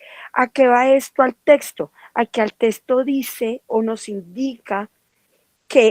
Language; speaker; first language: Spanish; native; Spanish